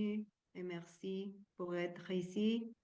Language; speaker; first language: French; non-native, learner; Spanish